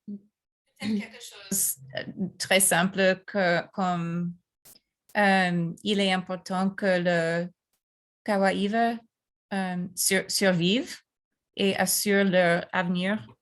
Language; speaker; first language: French; non-native, fluent; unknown